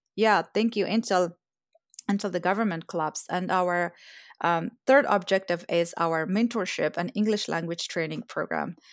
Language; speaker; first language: English; non-native, fluent; Persian